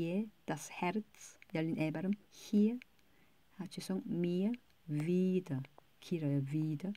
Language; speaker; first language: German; non-native, fluent; Korean